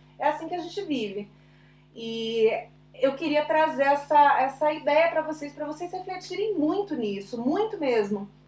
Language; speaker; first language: Portuguese; native; Portuguese